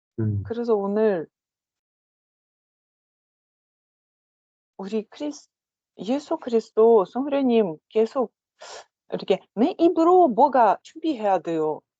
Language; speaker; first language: Korean; non-native, learner; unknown